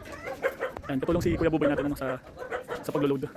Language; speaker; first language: Filipino; native; Filipino